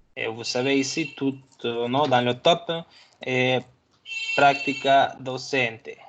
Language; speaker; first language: French; non-native, fluent; Spanish